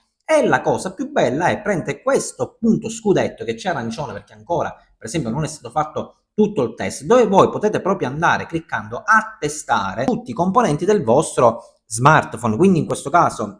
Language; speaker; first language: Italian; native; Italian